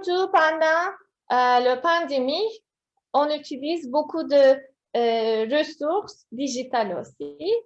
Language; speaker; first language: French; non-native, fluent; Turkish